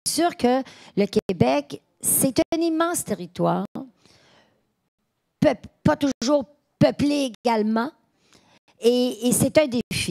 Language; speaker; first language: French; native; French